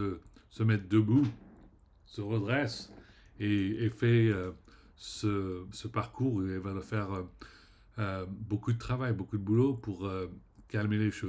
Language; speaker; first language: French; early bilingual, heritage; French